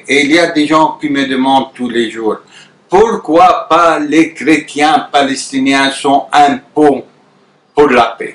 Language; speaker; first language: French; non-native, fluent; Arabic